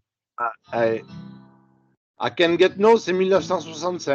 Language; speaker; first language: French; native; French